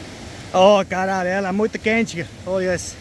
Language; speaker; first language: Portuguese; non-native, learner; Finnish